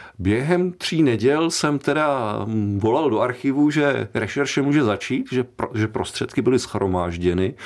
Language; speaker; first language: Czech; native; Czech